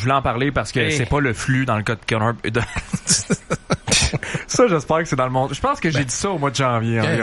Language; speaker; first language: French; native; French